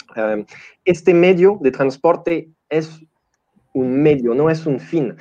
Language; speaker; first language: Spanish; non-native, fluent; French